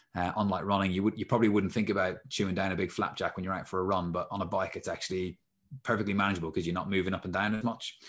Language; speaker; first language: English; native; English